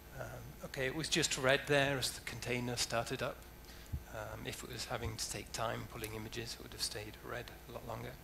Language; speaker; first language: English; native; English